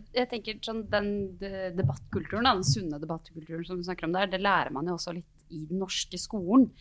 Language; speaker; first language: Norwegian; native; Norwegian